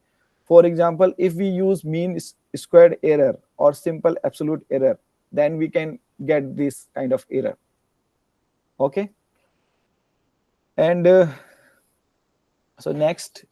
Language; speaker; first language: English; non-native, learner; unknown